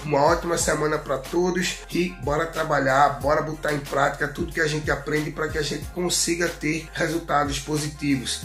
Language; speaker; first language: Portuguese; native; Portuguese